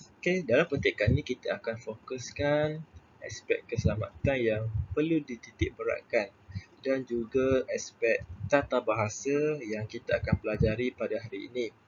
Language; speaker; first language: Malay; native; Malay